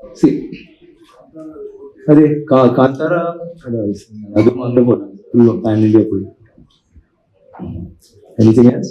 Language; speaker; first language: Malayalam; non-native, learner; Tamil